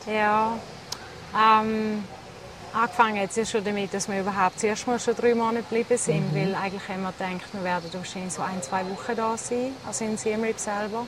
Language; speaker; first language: German; native; German